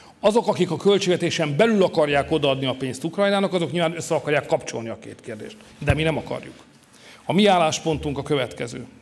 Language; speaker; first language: Hungarian; native; Hungarian